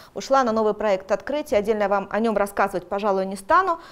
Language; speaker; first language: Russian; native; Russian